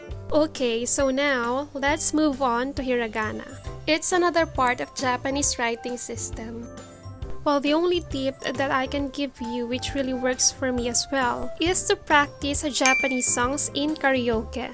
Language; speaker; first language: English; non-native, local second language; Filipino